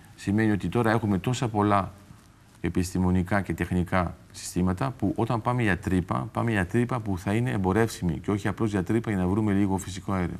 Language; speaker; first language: Greek; early bilingual, heritage; Greek